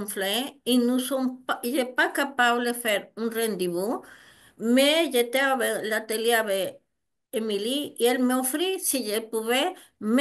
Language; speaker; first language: French; non-native, learner; Spanish